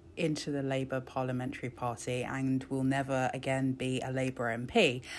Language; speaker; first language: English; native; English